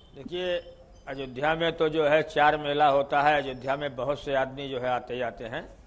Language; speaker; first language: Hindi; native; Hindi